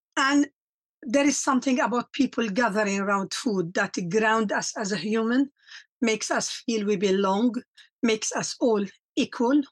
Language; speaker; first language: English; non-native, fluent; Arabic